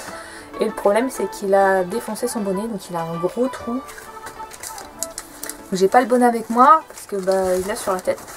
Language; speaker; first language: French; native; French